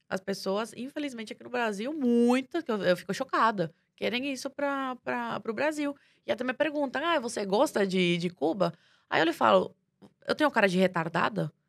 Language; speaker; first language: Portuguese; early bilingual, other home language; Spanish